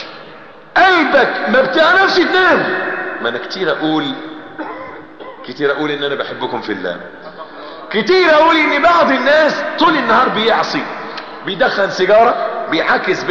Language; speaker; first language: Arabic; native; Arabic